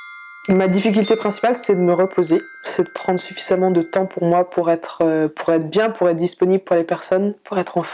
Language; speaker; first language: French; native; French